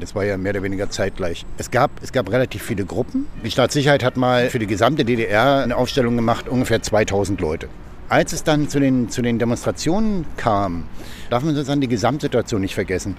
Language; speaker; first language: German; native; German